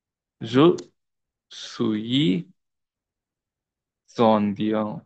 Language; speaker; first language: French; non-native, learner; Telugu